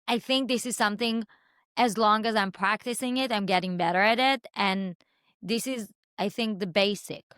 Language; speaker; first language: English; non-native, fluent; Hebrew